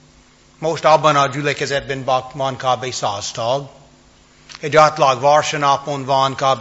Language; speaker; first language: Hungarian; non-native, fluent; English